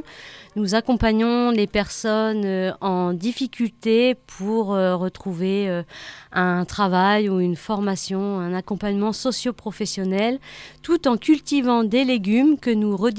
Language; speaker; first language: French; native; French